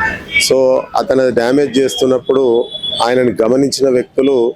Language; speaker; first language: Telugu; native; Telugu